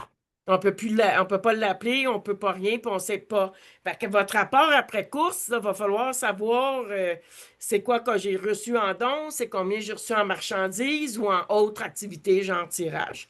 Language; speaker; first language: French; native; French